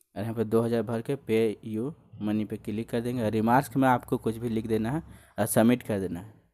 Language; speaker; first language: Hindi; native; Hindi